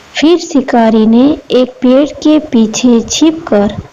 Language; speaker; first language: Hindi; non-native, local second language; Gujarati